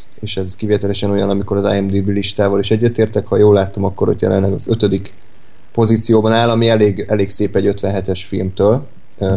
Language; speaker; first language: Hungarian; native; Hungarian